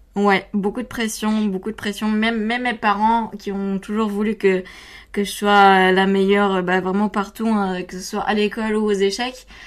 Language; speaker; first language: French; early bilingual, other home language; Romanian